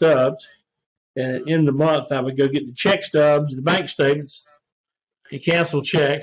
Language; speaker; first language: English; native; English